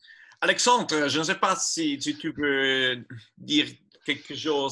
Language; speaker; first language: French; non-native, learner; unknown